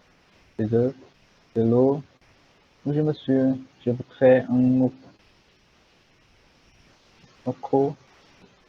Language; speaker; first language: French; non-native, learner; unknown